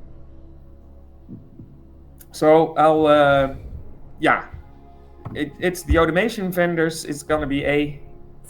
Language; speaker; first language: English; non-native, fluent; Dutch